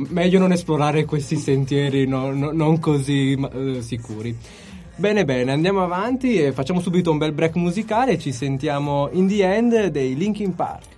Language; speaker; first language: Italian; native; Italian